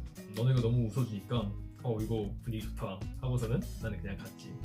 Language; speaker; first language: Korean; native; Korean